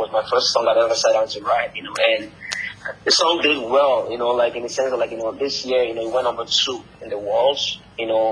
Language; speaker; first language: English; non-native, local second language; Yoruba